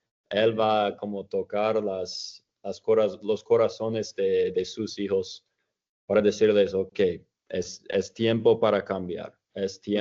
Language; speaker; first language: Spanish; non-native, fluent; English